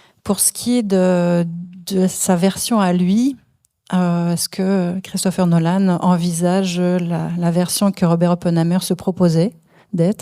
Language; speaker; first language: French; native; French